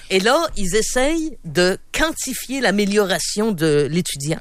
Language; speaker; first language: French; native; French